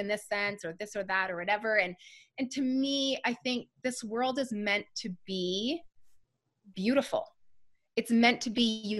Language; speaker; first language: English; native; English